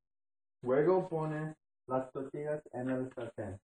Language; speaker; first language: Spanish; non-native, learner; English